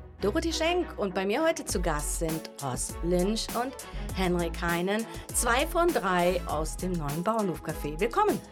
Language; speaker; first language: German; native; German